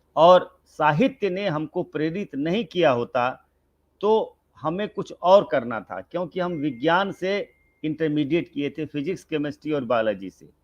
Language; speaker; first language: Hindi; non-native, local second language; Bhojpuri